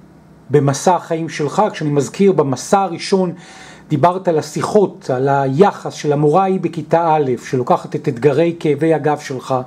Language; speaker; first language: Hebrew; native; Hebrew